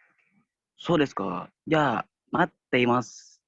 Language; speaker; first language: Japanese; non-native, learner; Indonesian